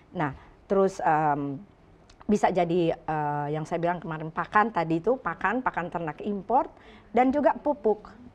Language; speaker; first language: Indonesian; native; Indonesian